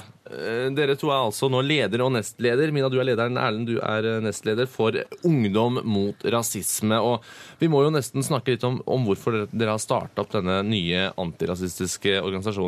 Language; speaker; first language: Norwegian; native; Norwegian